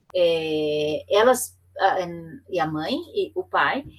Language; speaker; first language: Portuguese; native; Portuguese